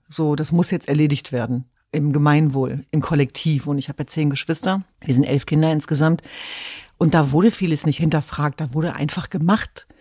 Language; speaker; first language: German; early bilingual, other home language; Kurdish